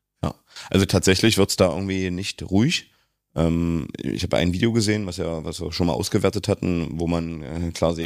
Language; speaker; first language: German; native; German